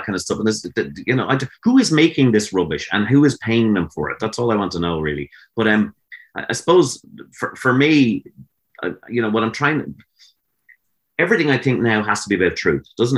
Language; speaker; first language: English; native; English